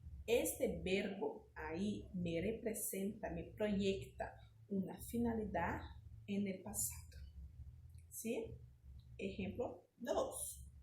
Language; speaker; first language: Spanish; non-native, fluent; Portuguese